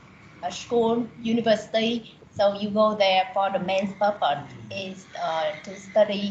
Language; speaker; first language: English; non-native, learner; Vietnamese